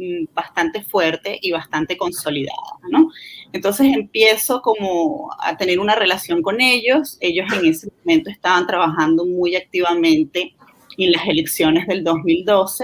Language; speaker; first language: Spanish; native; Spanish